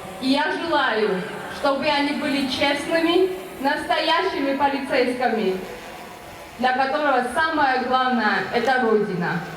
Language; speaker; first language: Russian; non-native, fluent; Georgian